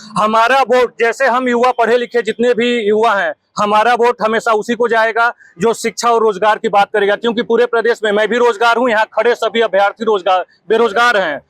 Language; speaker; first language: Hindi; native; Hindi